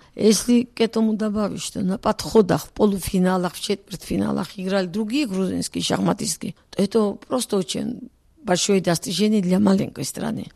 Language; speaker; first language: Russian; non-native, local second language; Georgian